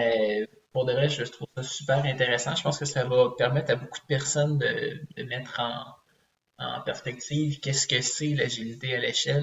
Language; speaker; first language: French; native; French